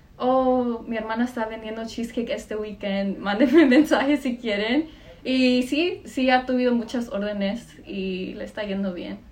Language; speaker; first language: Spanish; early bilingual, heritage; Spanish